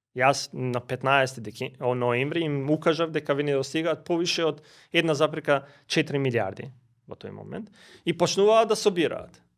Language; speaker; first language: Macedonian; non-native, local second language; Albanian